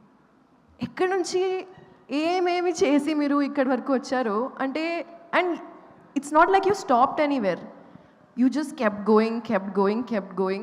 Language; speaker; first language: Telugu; non-native, local second language; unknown